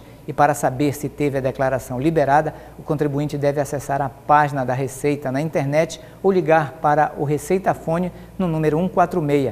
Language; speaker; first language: Portuguese; native; Portuguese